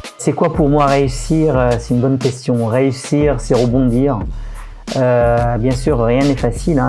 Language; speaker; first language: French; non-native, local second language; Arabic